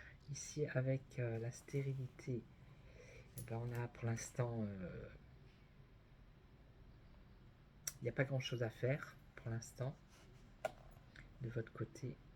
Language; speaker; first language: French; native; French